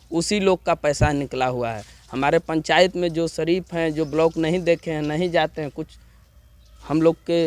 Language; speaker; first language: Hindi; non-native, local second language; Bhojpuri